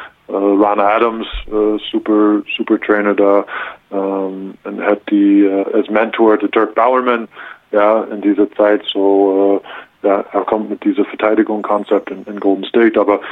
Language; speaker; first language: German; non-native, learner; English